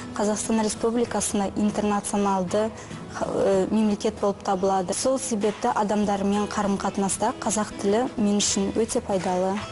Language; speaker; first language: Kazakh; non-native, local second language; Russian